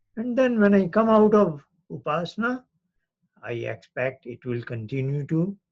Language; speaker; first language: English; non-native, local second language; Hindi